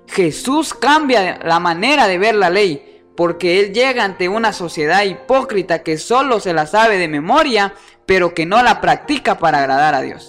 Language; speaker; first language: Spanish; native; Spanish